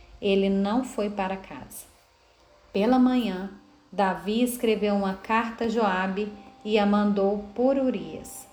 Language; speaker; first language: Portuguese; native; Portuguese